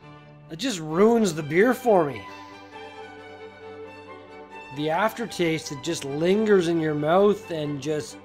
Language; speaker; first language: English; native; English